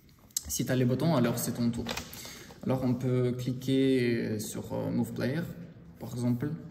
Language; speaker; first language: French; non-native, learner; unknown